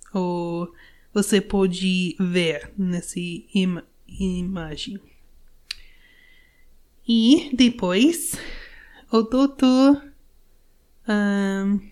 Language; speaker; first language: Portuguese; non-native, learner; English